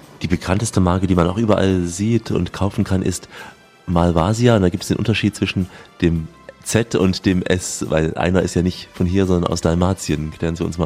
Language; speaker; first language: German; native; German